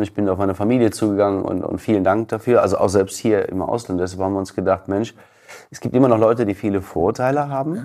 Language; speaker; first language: German; native; German